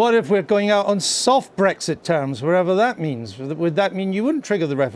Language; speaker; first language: English; native; English